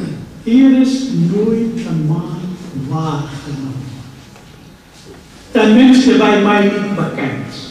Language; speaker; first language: Dutch; non-native, fluent; Urdu